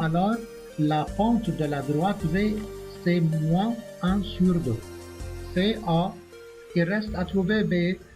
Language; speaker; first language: French; non-native, local second language; Arabic